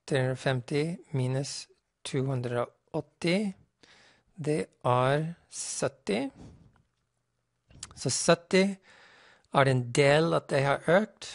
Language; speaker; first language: Norwegian; non-native, fluent; English